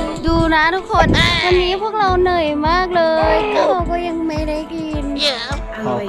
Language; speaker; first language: Thai; non-native, local second language; Akha